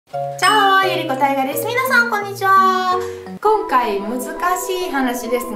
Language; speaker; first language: Japanese; non-native, fluent; Italian